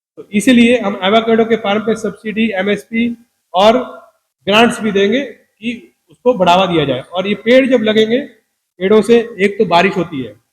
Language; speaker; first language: Hindi; non-native, local second language; Punjabi